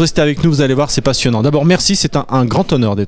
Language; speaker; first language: French; native; French